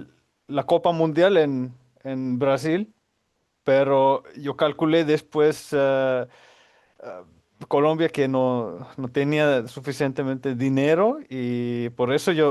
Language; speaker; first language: Spanish; non-native, fluent; Finnish